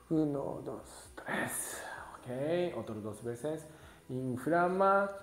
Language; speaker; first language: Spanish; non-native, learner; Japanese